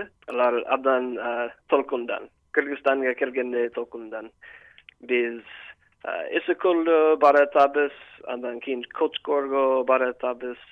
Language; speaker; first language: Kyrgyz; non-native, learner; English